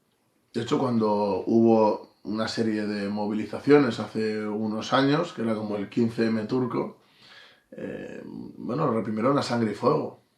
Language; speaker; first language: Spanish; native; Spanish